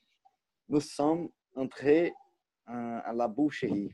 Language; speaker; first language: French; non-native, learner; Portuguese